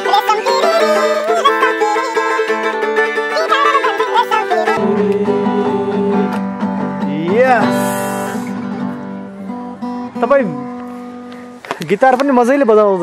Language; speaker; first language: Nepali; native; Nepali